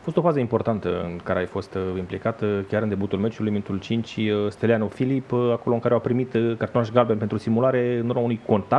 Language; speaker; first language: Romanian; native; Romanian